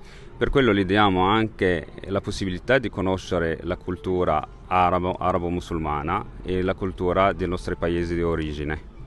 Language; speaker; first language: Italian; non-native, fluent; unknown